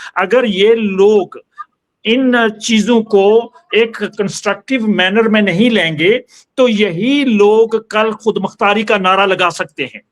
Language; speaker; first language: Urdu; non-native, local second language; Punjabi